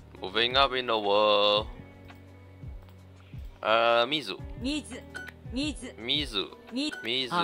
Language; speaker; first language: Japanese; non-native, learner; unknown